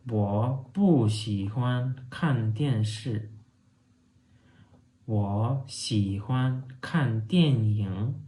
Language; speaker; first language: Chinese; non-native, fluent; Turkmen